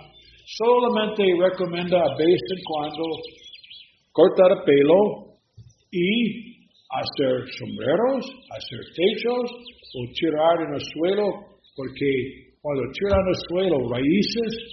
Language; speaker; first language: Spanish; non-native, learner; English